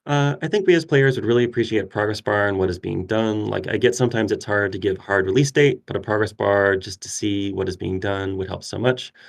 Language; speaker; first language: English; native; English